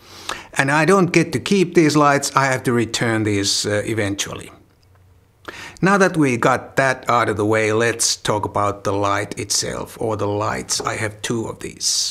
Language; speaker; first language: English; non-native, fluent; Finnish